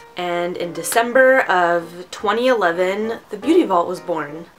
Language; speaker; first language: English; early bilingual, other home language; Romanian